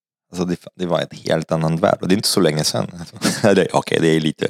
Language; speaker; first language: Swedish; non-native, fluent; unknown